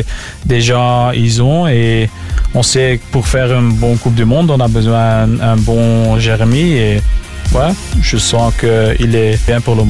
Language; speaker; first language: French; non-native, local second language; Dutch